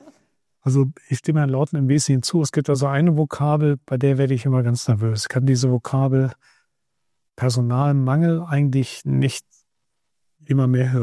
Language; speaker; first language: German; native; German